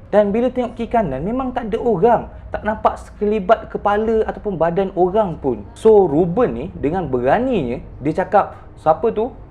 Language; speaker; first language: Malay; native; Malay